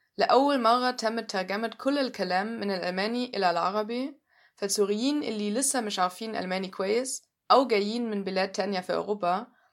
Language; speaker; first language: Arabic; native; Arabic